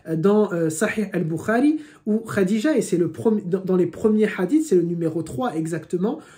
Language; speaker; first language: French; native; French